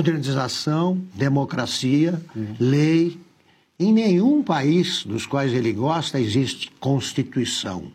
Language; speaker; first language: Portuguese; native; Portuguese